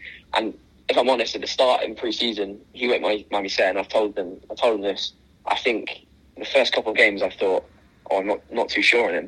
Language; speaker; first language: English; native; English